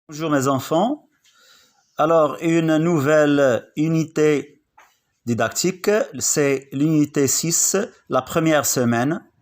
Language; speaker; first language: French; non-native, local second language; Arabic